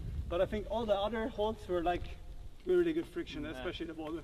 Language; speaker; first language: English; non-native, fluent; German